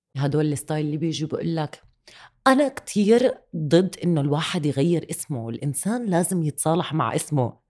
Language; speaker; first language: Arabic; native; Arabic